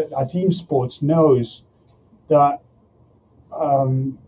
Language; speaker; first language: English; non-native, fluent; Spanish